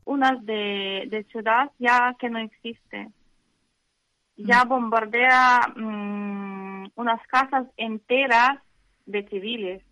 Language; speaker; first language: Spanish; non-native, learner; Ukrainian